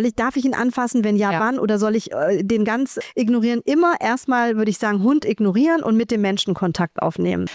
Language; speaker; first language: German; native; German